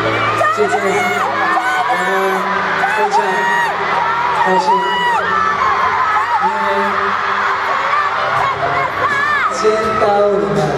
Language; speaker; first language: Chinese; non-native, learner; Korean